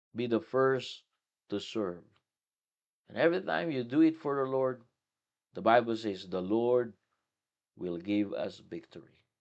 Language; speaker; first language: English; non-native, local second language; Filipino